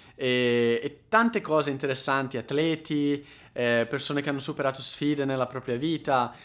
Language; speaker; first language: Italian; native; Italian